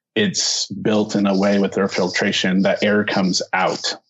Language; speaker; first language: English; native; English